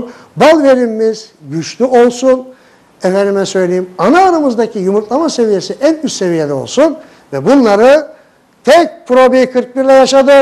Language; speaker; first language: Turkish; native; Turkish